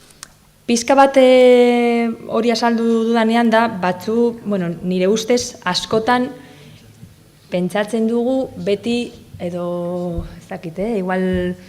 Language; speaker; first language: Basque; non-native, local second language; Spanish